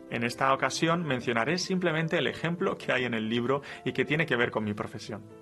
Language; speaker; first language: Spanish; non-native, fluent; Romanian